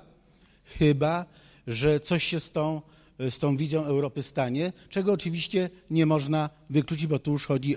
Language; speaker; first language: Polish; native; Polish